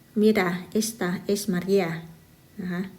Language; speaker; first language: Spanish; non-native, fluent; Thai